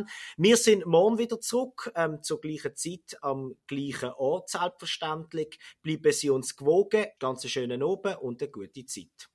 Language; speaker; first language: German; native; German